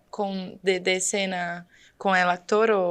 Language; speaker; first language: Spanish; non-native, fluent; Portuguese